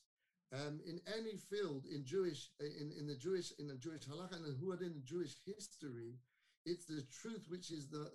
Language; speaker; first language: English; native; English